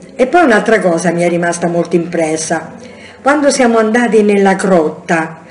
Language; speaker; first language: Italian; native; Italian